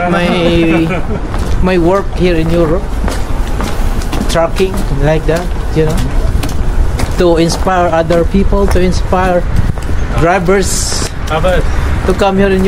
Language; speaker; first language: English; non-native, local second language; Filipino